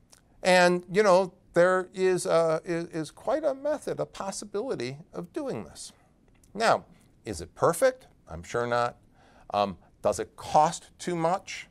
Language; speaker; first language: English; native; English